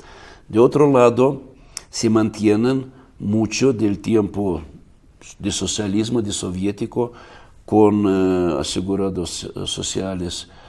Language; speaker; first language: Spanish; non-native, fluent; Russian